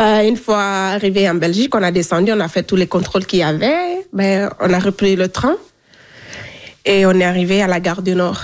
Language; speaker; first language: French; non-native, local second language; Fula